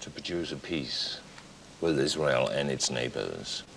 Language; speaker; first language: English; non-native, fluent; Danish